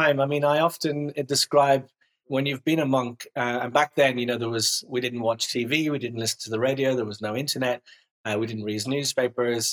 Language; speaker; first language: English; native; English